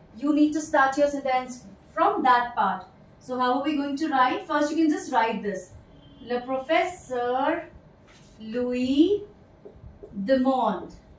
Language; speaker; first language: English; non-native, local second language; Hindi